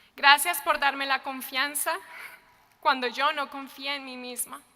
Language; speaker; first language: Spanish; early bilingual, other home language; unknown